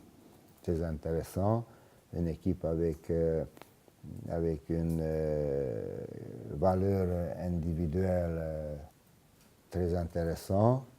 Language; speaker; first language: French; non-native, fluent; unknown